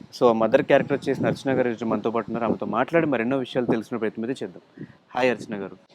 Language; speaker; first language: Telugu; native; Telugu